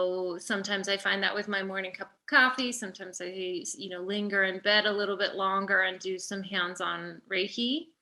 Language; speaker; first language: English; native; English